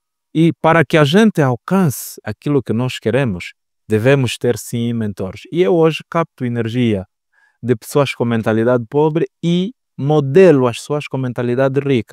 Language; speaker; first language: Portuguese; native; Portuguese